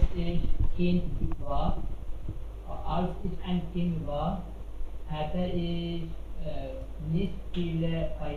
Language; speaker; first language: German; non-native, learner; Hindi